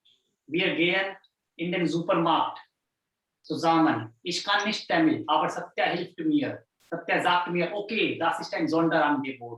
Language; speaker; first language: German; non-native, fluent; Hindi